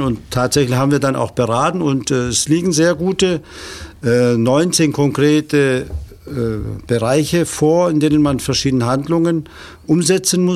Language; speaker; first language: German; native; German